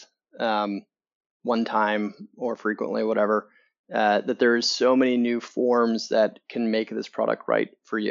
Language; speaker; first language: English; native; English